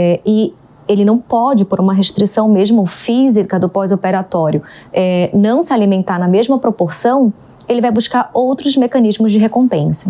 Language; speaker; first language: Portuguese; native; Portuguese